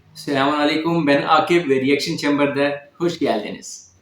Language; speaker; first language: Turkish; non-native, learner; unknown